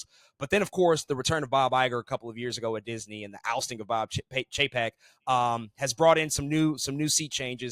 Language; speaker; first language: English; native; English